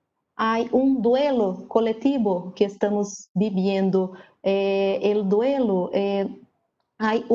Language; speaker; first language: Spanish; non-native, learner; Portuguese